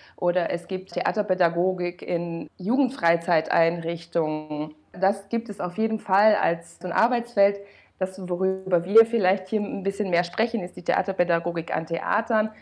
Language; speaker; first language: German; non-native, fluent; Romanian